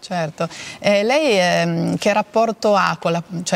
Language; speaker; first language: Italian; native; Italian